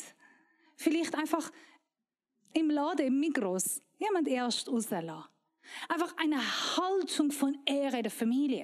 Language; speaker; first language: German; non-native, learner; Persian